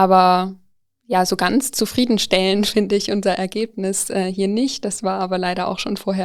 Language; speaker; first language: German; native; German